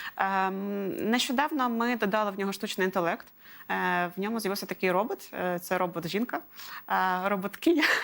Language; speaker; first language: Ukrainian; non-native, local second language; Russian